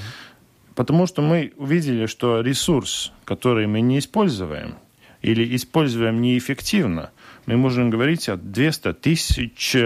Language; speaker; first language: Russian; non-native, local second language; Latvian